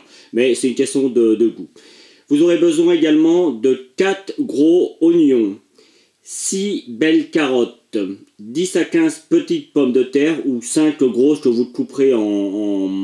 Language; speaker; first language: French; native; French